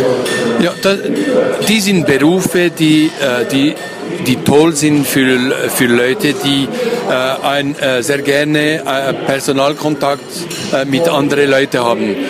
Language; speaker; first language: German; non-native, local second language; French